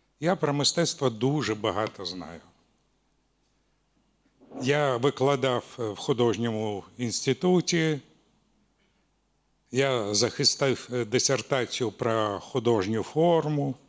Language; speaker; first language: Ukrainian; non-native, local second language; Russian